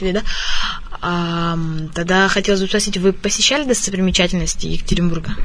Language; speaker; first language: Russian; native; Russian